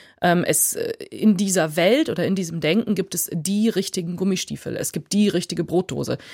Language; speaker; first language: German; early bilingual, other home language; Plautdietsch